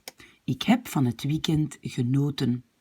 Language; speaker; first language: Dutch; non-native, fluent; French